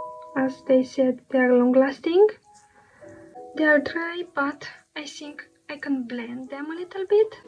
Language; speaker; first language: English; non-native, fluent; Romanian